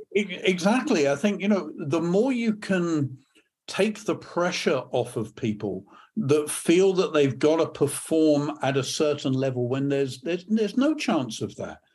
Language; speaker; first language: English; native; English